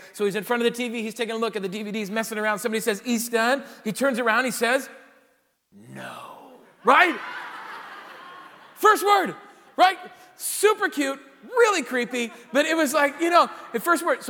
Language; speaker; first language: English; native; English